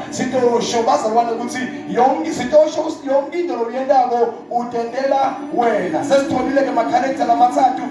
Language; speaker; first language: Zulu; non-native, local second language; Swati